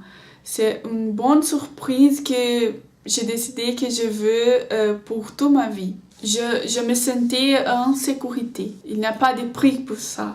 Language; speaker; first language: French; non-native, learner; Portuguese